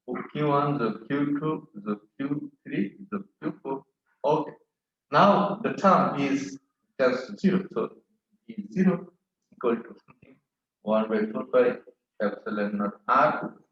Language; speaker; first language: English; non-native, local second language; Bangla